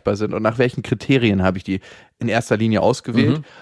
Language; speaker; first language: German; native; German